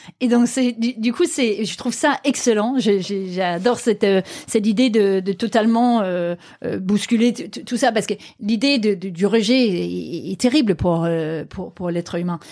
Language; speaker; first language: French; non-native, fluent; Danish